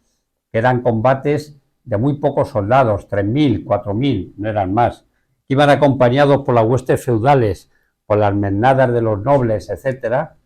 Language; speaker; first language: Spanish; native; Spanish